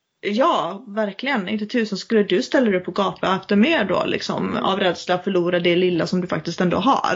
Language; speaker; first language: Swedish; native; Swedish